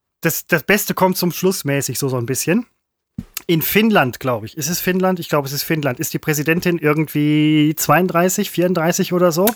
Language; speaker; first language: German; native; German